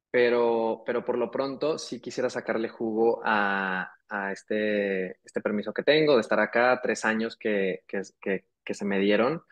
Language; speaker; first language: Spanish; native; Spanish